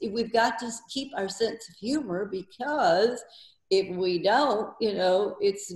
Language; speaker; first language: English; native; English